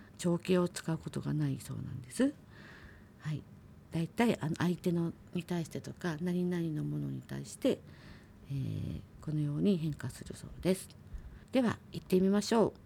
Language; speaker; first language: Japanese; native; Japanese